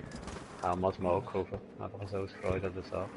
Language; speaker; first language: German; native; German